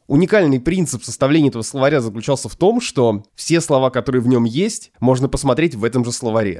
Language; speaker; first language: Russian; native; Russian